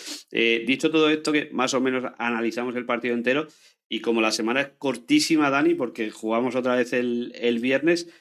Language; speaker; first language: Spanish; native; Spanish